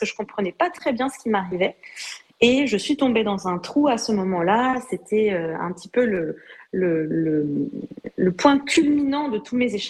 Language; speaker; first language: French; native; French